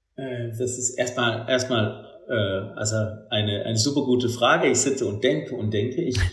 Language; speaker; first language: German; non-native, fluent; Danish